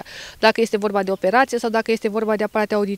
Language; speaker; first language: Romanian; native; Romanian